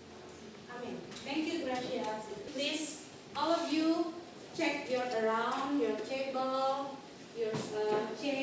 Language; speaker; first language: English; non-native, fluent; Indonesian